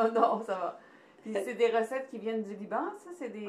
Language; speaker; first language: French; native; French